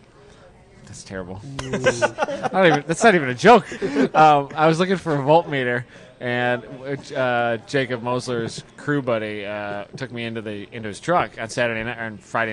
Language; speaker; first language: English; native; English